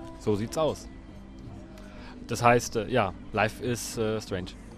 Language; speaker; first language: German; native; German